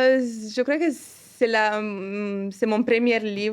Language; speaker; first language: French; non-native, fluent; Romanian